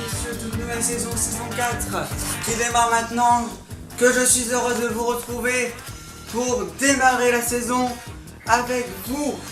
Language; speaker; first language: French; native; French